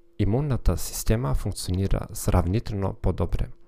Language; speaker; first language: Bulgarian; non-native, learner; German